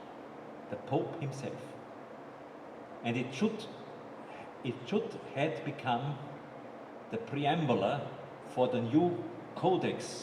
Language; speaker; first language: English; non-native, fluent; German